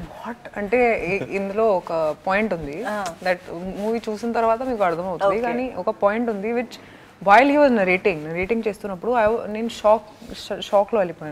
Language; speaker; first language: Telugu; non-native, fluent; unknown